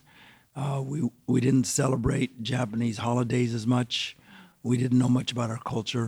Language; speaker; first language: English; native; English